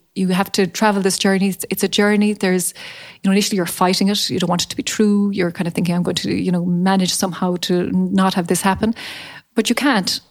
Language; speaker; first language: English; native; English